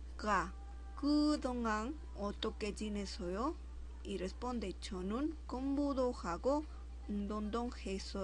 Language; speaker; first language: Korean; non-native, fluent; Spanish